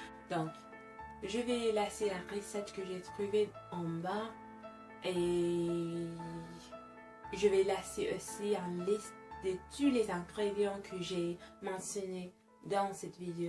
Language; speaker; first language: French; non-native, fluent; English